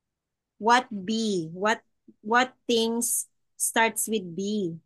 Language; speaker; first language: English; non-native, local second language; Filipino